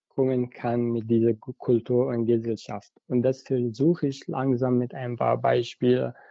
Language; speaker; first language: German; non-native, fluent; Arabic